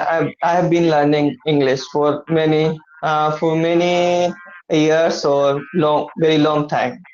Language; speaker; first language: English; non-native, learner; Hindi